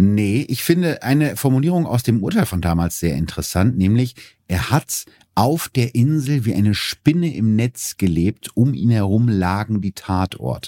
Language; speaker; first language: German; native; German